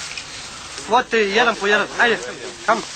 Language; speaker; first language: Bosnian; native; Bosnian